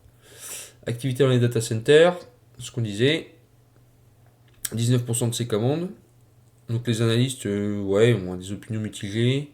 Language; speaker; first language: French; native; French